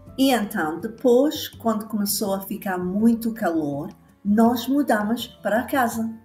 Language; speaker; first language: Portuguese; non-native, fluent; English